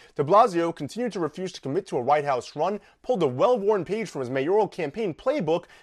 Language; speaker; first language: English; native; English